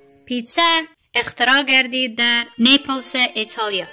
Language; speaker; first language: Persian; native; Persian